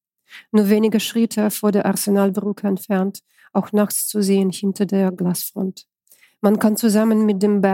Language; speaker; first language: German; non-native, fluent; Russian